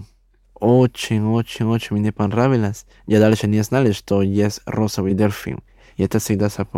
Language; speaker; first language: Russian; non-native, learner; Spanish